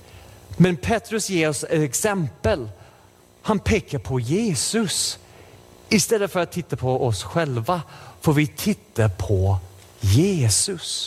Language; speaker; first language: Swedish; non-native, fluent; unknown